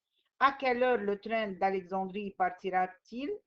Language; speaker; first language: French; non-native, fluent; Arabic